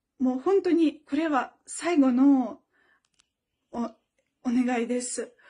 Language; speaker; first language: Japanese; non-native, fluent; Russian